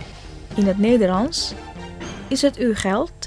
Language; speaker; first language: Dutch; non-native, fluent; Indonesian